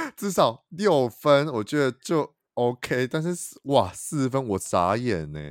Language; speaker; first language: Chinese; native; Chinese